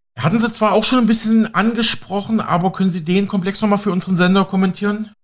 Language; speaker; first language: German; native; German